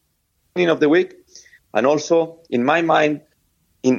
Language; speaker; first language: English; non-native, fluent; Spanish